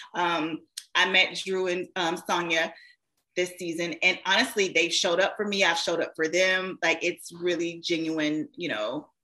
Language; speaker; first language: English; native; English